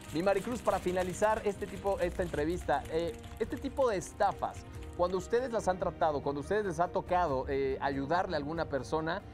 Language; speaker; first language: Spanish; native; Spanish